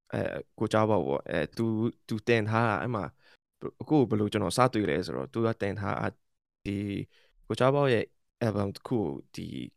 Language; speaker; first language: Burmese; non-native, local second language; Kachin